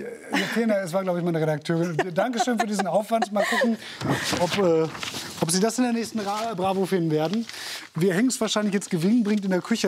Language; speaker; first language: German; native; German